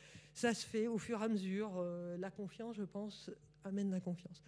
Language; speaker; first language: French; native; French